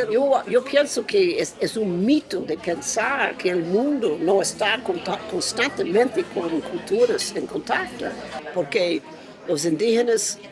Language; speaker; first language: Spanish; non-native, fluent; English